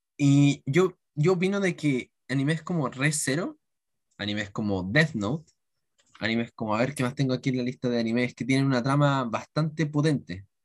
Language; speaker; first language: Spanish; native; Spanish